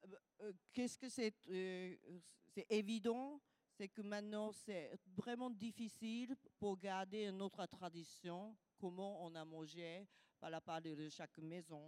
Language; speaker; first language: French; non-native, learner; Japanese